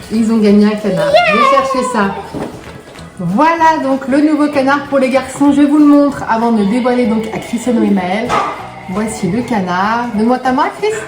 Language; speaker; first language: French; native; French